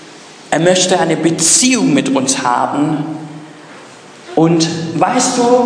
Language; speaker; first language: German; non-native, fluent; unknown